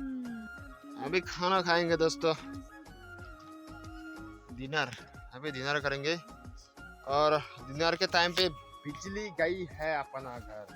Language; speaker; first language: Hindi; non-native, local second language; Chakma